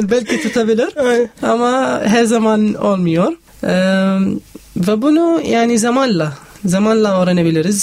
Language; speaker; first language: Turkish; non-native, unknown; Arabic